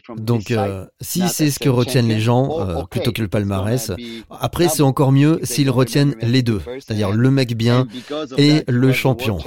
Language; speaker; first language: French; non-native, fluent; Polish